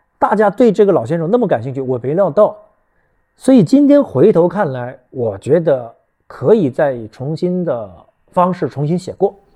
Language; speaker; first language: Chinese; native; Chinese